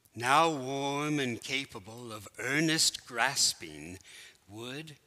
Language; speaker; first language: English; native; English